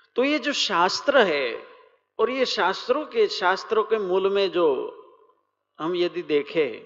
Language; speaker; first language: Hindi; non-native, local second language; Gujarati